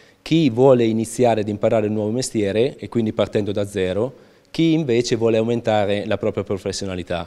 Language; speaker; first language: Italian; native; Italian